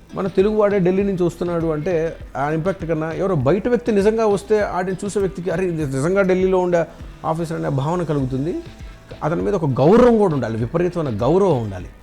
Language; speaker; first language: Telugu; native; Telugu